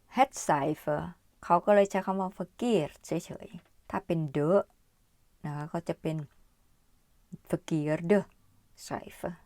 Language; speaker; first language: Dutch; non-native, learner; Thai